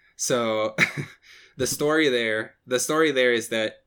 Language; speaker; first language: English; non-native, fluent; Portuguese